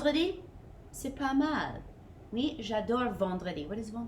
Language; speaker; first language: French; non-native, fluent; English